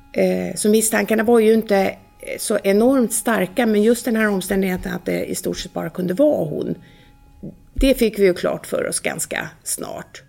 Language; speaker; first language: Swedish; native; Swedish